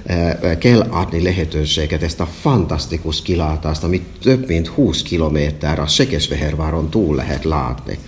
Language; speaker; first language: Hungarian; non-native, fluent; Finnish